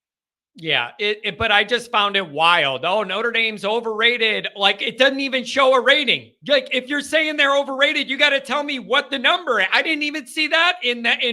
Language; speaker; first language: English; native; English